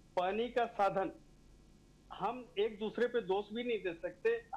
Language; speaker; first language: Hindi; native; Hindi